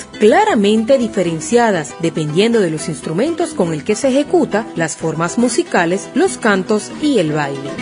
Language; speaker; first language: Spanish; native; Spanish